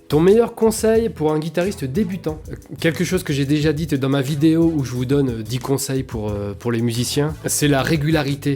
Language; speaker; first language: French; native; French